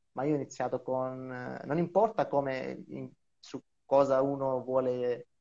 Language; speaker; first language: Italian; non-native, fluent; Greek